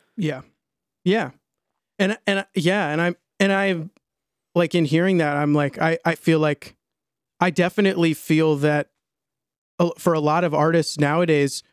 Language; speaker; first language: English; native; English